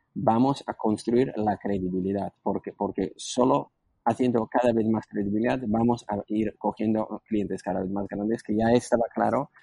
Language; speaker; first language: Spanish; non-native, fluent; Slovak